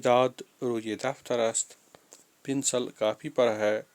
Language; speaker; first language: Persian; non-native, fluent; Urdu